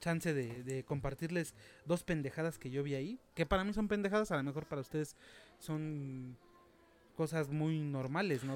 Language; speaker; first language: Spanish; native; Spanish